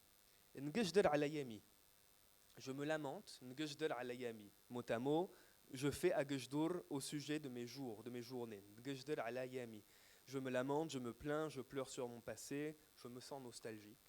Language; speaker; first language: French; native; French